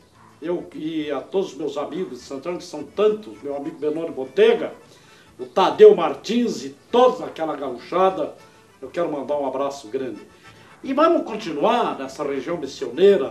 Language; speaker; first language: Portuguese; native; Portuguese